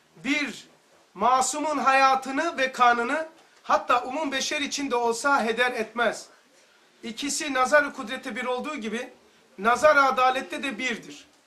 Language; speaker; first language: Turkish; native; Turkish